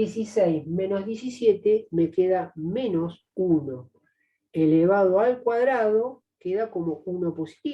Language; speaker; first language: Spanish; native; Spanish